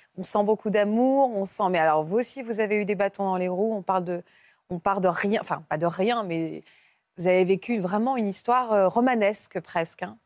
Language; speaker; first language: French; native; French